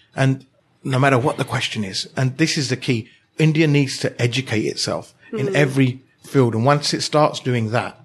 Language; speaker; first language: English; early bilingual, other home language; Hindi